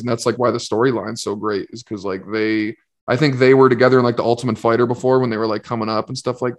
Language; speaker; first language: English; native; English